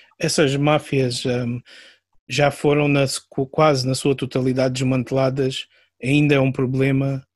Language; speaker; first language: Portuguese; native; Portuguese